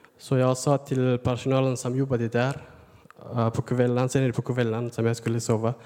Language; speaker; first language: Swedish; non-native, learner; Persian